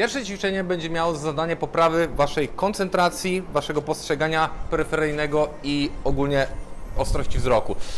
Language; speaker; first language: Polish; native; Polish